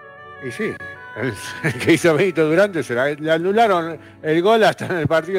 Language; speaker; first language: Spanish; native; Spanish